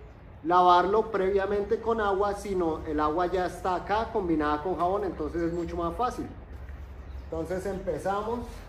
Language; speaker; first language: Spanish; native; Spanish